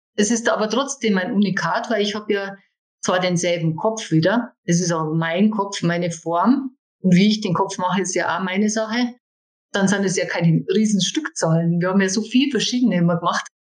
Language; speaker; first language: German; native; German